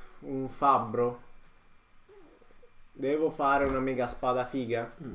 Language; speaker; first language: Italian; native; Italian